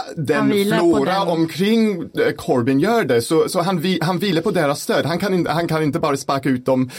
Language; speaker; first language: Swedish; non-native, fluent; English